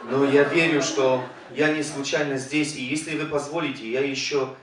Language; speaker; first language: Russian; non-native, fluent; Polish